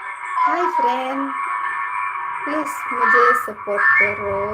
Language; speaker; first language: Hindi; non-native, local second language; Khasi